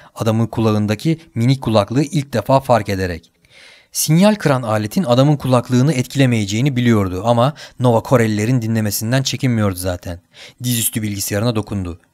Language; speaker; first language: Turkish; native; Turkish